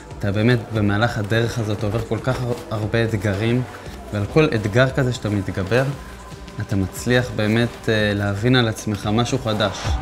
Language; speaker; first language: Hebrew; native; Hebrew